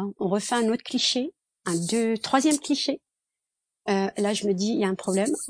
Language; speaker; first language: French; early bilingual, other home language; Kabyle